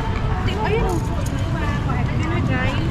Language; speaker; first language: English; non-native, local second language; Filipino